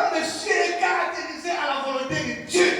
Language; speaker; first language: French; non-native, local second language; Lingala